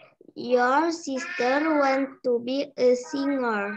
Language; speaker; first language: English; non-native, learner; Indonesian